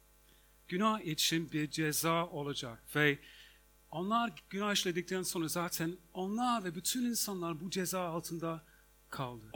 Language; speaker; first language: Turkish; non-native, fluent; English